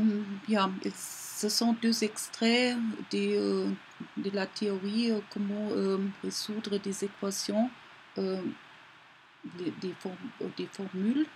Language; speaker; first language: French; non-native, learner; German